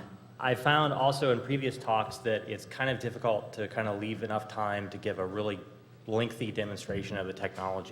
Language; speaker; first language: English; native; English